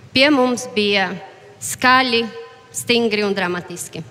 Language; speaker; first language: Latvian; non-native, fluent; Portuguese